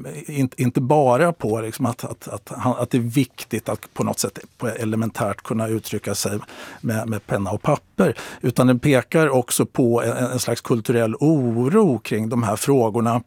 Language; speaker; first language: Swedish; native; Swedish